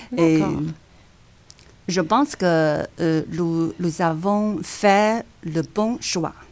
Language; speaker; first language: French; non-native, learner; Chinese